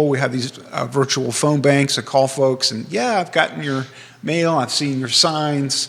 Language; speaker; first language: English; native; English